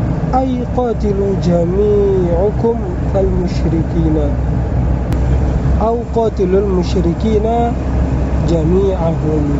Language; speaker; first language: Arabic; non-native, fluent; Indonesian